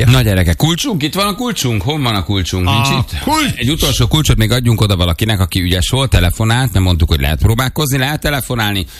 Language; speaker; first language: Hungarian; native; Hungarian